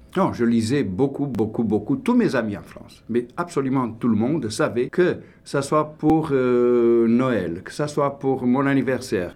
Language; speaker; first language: French; non-native, fluent; Romanian